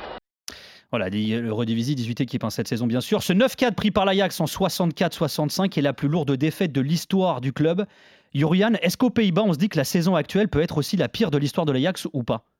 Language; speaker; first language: French; native; French